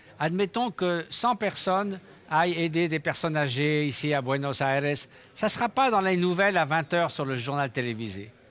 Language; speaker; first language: French; native; French